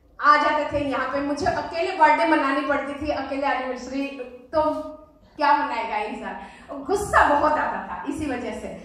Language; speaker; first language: Hindi; non-native, local second language; Odia